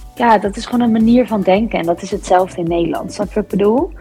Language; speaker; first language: Dutch; early bilingual, other home language; English